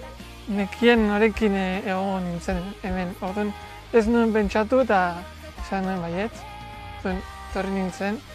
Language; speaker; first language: Basque; non-native, learner; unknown